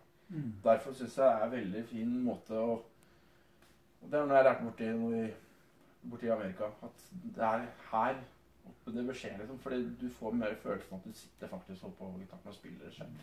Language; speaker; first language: Norwegian; native; Norwegian